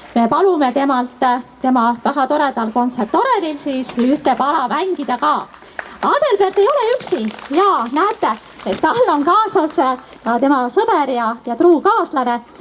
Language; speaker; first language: Estonian; native; Estonian